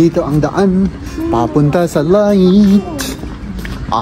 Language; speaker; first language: Filipino; non-native, learner; German